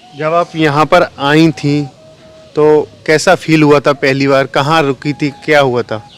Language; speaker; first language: Hindi; native; Hindi